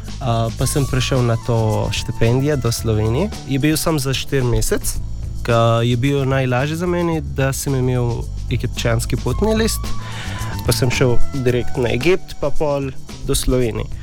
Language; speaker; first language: Slovenian; non-native, learner; English